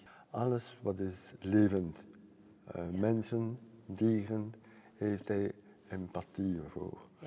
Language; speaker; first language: Dutch; non-native, local second language; French